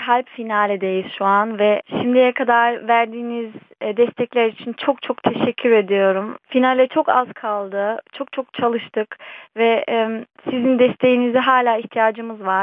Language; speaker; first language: Turkish; early bilingual, heritage; Turkish